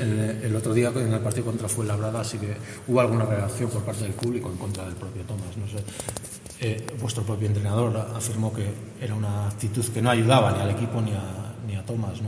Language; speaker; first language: Spanish; native; Spanish